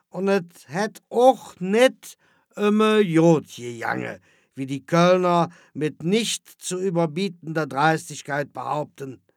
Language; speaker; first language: German; native; German